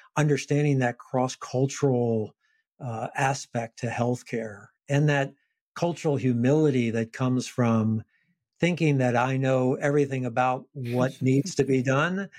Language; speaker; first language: English; native; English